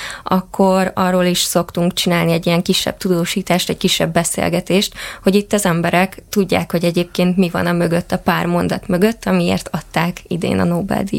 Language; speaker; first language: Hungarian; native; Hungarian